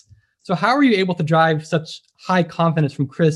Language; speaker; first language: English; native; English